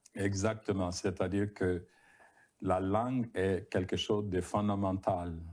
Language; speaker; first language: French; non-native, local second language; Bambara